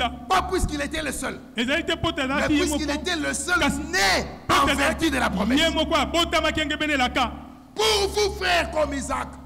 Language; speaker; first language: French; non-native, local second language; Lingala